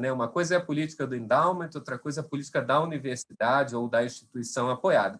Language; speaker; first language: Portuguese; native; Portuguese